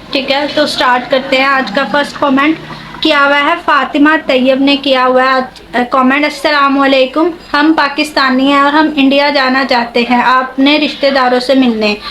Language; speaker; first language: Urdu; non-native, local second language; Punjabi